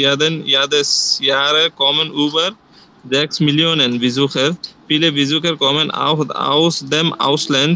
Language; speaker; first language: German; non-native, learner; Bangla